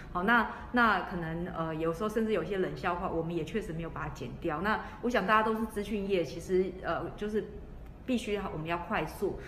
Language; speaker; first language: Chinese; native; Chinese